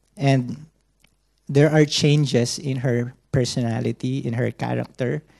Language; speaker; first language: English; non-native, local second language; Filipino